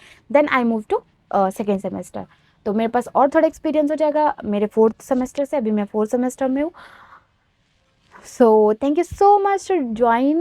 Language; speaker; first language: Hindi; native; Hindi